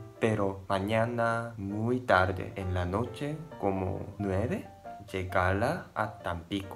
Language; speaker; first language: Spanish; non-native, learner; Japanese